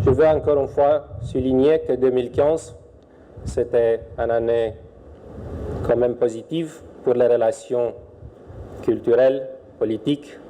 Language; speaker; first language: French; non-native, fluent; Romanian